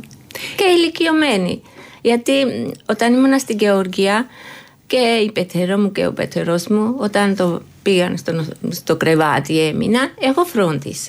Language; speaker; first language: Greek; non-native, fluent; Georgian